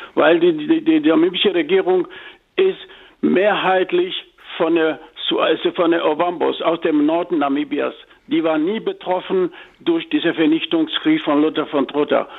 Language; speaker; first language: German; non-native, fluent; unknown